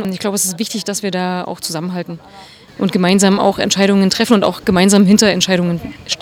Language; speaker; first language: German; native; German